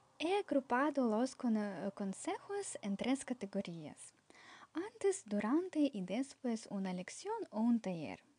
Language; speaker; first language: Spanish; non-native, fluent; Ukrainian